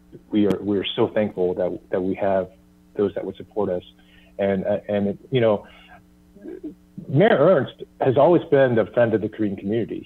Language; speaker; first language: English; early bilingual, other home language; Korean